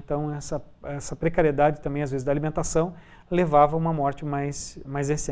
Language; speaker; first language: Portuguese; native; Portuguese